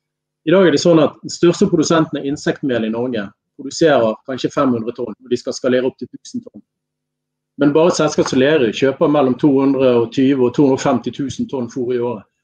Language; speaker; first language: Norwegian; native; Norwegian